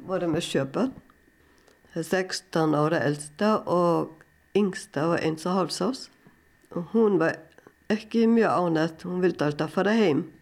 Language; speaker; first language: Icelandic; non-native, fluent; German